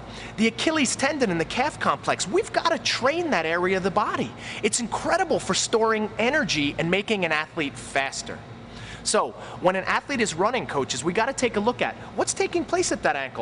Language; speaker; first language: English; native; English